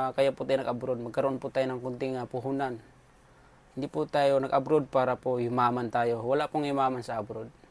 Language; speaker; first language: Filipino; non-native, local second language; Cebuano